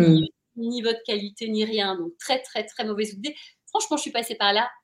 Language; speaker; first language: French; native; French